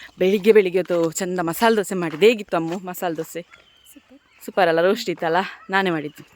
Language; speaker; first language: Kannada; native; Kannada